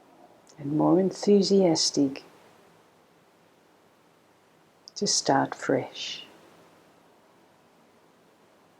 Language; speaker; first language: English; native; English